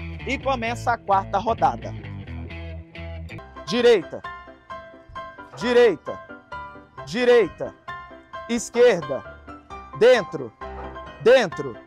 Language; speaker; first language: Portuguese; native; Portuguese